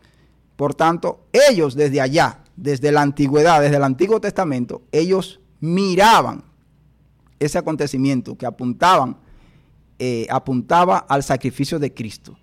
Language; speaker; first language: Spanish; native; Spanish